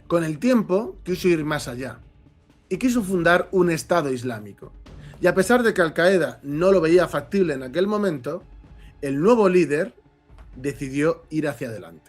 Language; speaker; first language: Spanish; native; Spanish